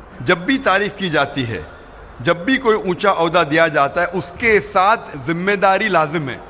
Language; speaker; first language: Urdu; non-native, local second language; Konkani